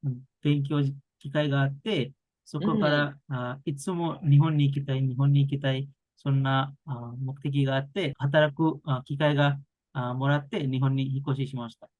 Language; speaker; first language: Japanese; non-native, learner; Bangla